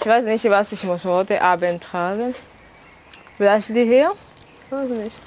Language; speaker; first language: German; non-native, learner; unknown